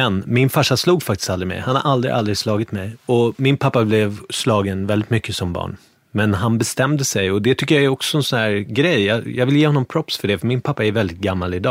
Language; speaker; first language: Swedish; native; Swedish